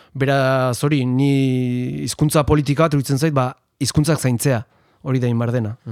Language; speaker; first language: Basque; non-native, local second language; Spanish